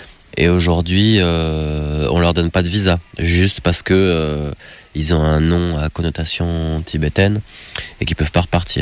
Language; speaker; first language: French; native; French